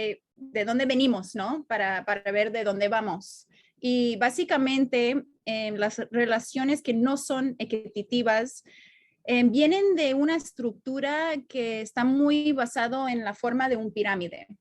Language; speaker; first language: Spanish; non-native, fluent; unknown